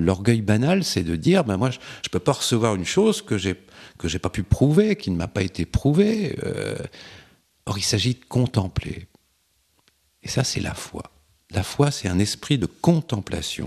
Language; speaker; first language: French; native; French